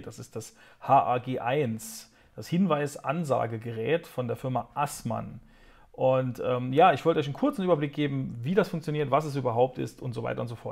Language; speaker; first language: German; native; German